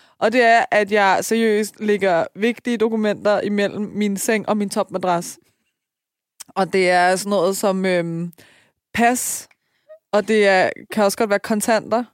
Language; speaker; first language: Danish; early bilingual, other home language; Persian